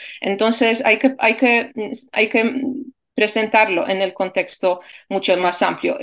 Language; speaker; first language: Spanish; non-native, fluent; Polish